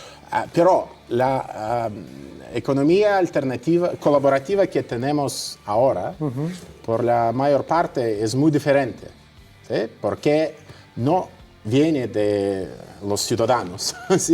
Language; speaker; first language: Spanish; non-native, fluent; Russian